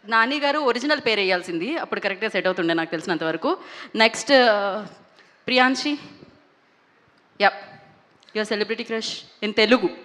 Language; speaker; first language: Telugu; native; Telugu